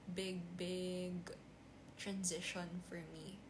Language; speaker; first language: English; non-native, local second language; Filipino